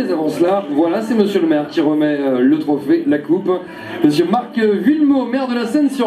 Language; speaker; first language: French; native; French